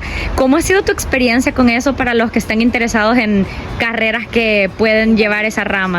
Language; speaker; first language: Spanish; native; Spanish